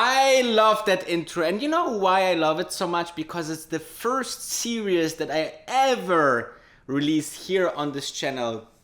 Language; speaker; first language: English; non-native, fluent; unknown